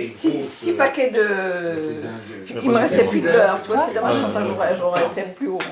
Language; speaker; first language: French; native; French